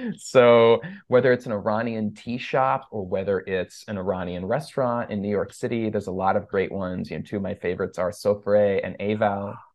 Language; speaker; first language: English; early bilingual, other home language; Persian